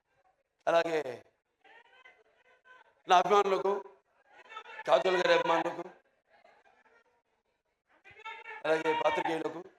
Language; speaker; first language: Telugu; native; Telugu